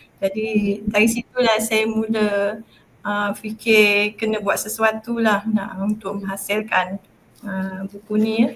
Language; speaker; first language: Malay; non-native, local second language; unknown